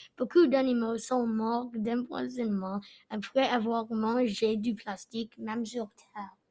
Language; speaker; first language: French; non-native, learner; English